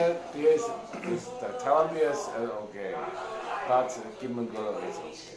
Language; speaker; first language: English; non-native, learner; Chinese